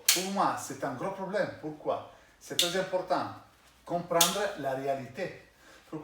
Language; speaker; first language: French; non-native, learner; Italian